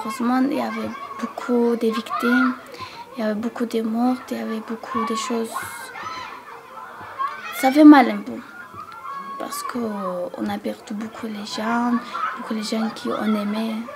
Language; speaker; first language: French; non-native, learner; Georgian